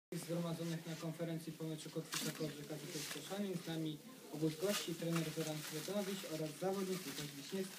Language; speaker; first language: Polish; native; Polish